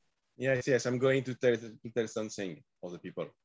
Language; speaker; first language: English; non-native, learner; French